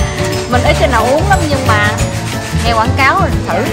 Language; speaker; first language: Vietnamese; native; Vietnamese